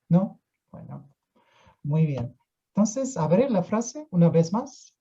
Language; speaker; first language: Spanish; non-native, fluent; Portuguese